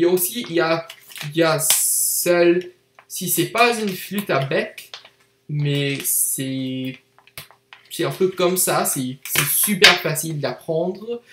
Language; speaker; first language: French; non-native, learner; English